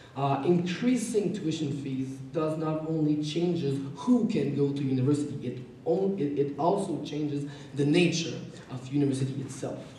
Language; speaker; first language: English; non-native, fluent; French